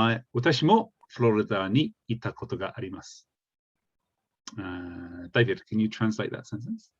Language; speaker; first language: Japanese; non-native, fluent; English